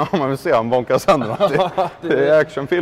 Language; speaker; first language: Swedish; native; Swedish